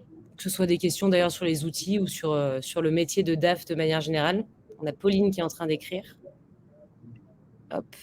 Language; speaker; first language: French; native; French